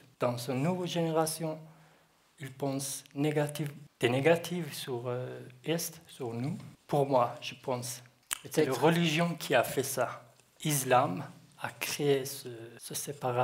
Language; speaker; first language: French; non-native, learner; Kurdish